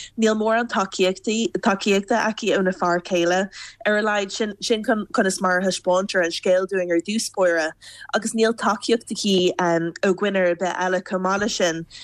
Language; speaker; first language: Irish; non-native, local second language; English